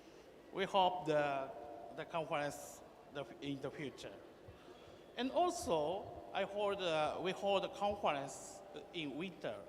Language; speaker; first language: English; non-native, learner; Japanese